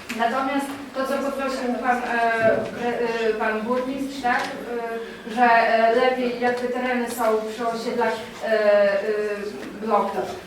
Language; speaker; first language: Polish; native; Polish